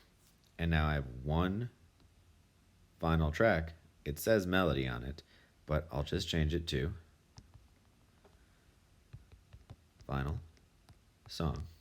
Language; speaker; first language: English; native; English